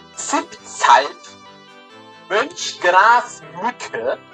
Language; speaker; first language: German; native; German